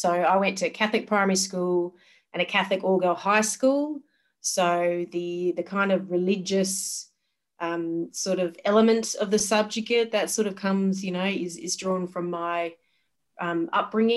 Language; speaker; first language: English; native; English